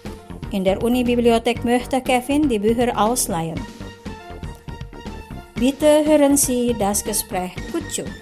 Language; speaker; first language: German; non-native, fluent; Indonesian